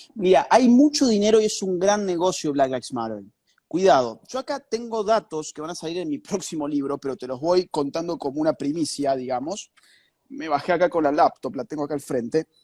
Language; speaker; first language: Spanish; native; Spanish